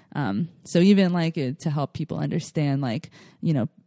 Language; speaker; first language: English; native; English